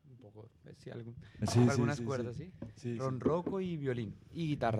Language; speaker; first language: Spanish; native; Spanish